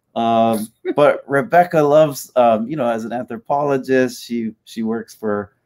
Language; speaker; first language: English; native; English